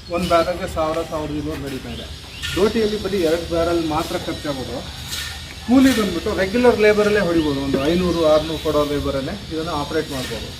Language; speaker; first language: Kannada; native; Kannada